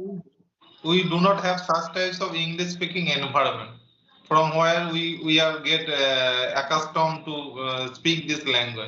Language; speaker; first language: English; non-native, learner; Bangla